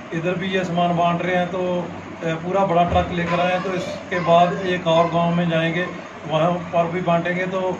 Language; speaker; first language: Hindi; non-native, local second language; Punjabi